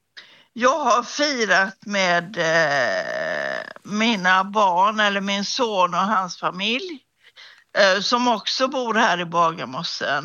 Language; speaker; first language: Swedish; native; Swedish